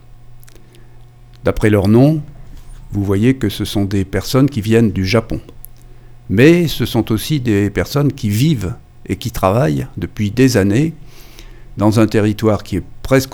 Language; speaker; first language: French; native; French